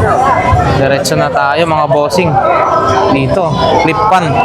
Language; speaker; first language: Filipino; native; Filipino